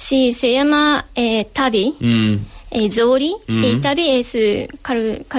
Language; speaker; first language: Spanish; non-native, learner; Japanese